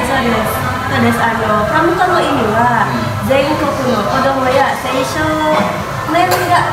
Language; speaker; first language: Japanese; non-native, learner; Indonesian